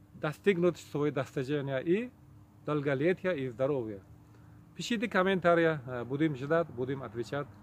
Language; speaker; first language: Russian; non-native, local second language; Uzbek